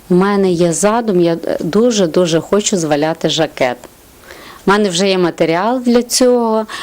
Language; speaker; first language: Ukrainian; native; Ukrainian